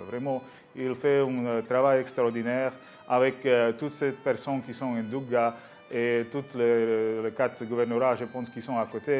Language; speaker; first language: French; non-native, learner; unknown